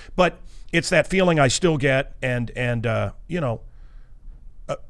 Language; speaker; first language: English; native; English